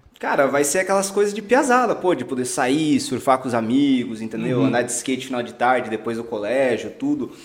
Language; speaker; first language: Portuguese; early bilingual, heritage; Portuguese